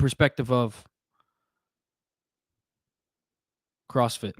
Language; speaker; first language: English; native; English